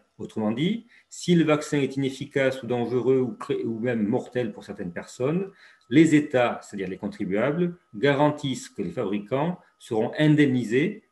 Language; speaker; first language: French; native; French